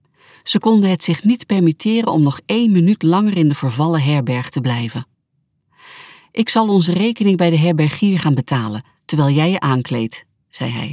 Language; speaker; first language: Dutch; native; Dutch